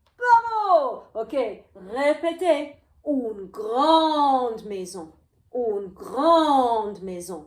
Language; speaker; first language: French; non-native, fluent; English